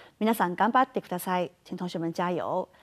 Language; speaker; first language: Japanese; non-native, fluent; Chinese